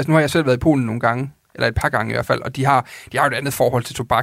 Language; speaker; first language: Danish; native; Danish